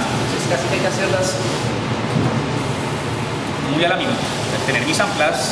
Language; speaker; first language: Spanish; native; Spanish